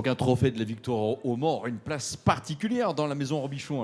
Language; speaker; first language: French; native; French